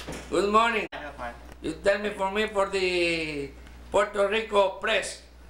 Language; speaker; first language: English; non-native, learner; Spanish